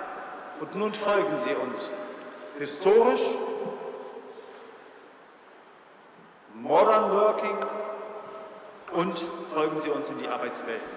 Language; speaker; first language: German; native; German